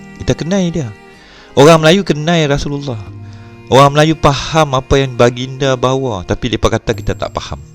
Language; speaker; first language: Malay; native; Malay